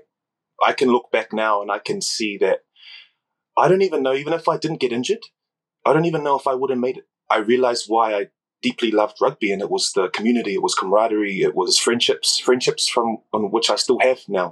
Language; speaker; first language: English; native; English